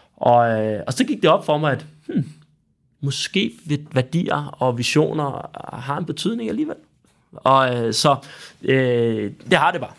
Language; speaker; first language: Danish; native; Danish